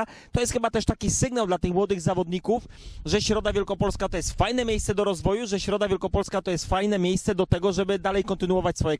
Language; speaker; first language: Polish; native; Polish